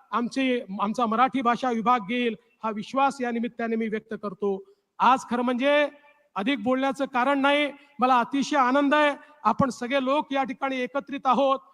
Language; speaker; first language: Marathi; native; Marathi